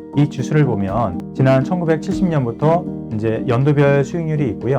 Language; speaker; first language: Korean; native; Korean